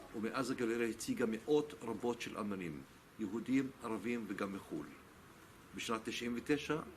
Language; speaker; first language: Hebrew; non-native, local second language; Arabic